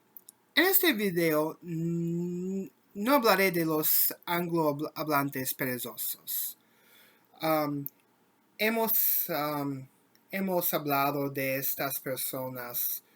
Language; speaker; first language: Spanish; non-native, learner; English